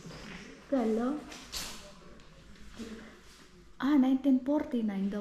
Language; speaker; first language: Italian; non-native, learner; Filipino